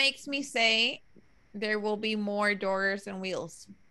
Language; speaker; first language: English; early bilingual, other home language; Spanish